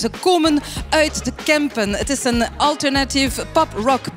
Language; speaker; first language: Dutch; non-native, fluent; French